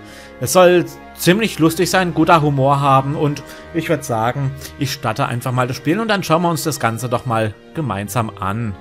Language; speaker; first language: German; native; German